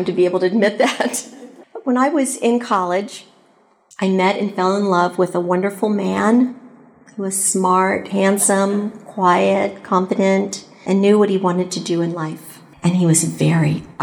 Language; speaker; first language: English; native; English